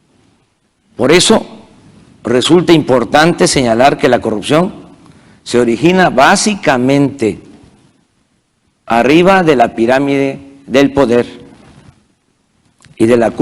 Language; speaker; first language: Spanish; native; Spanish